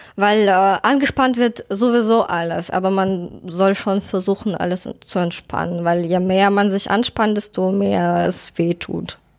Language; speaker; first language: German; non-native, fluent; Russian